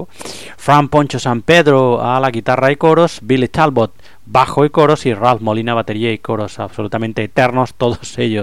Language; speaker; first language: Spanish; native; Spanish